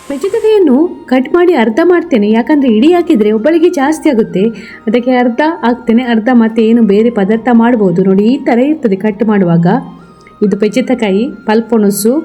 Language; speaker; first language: Kannada; non-native, local second language; Konkani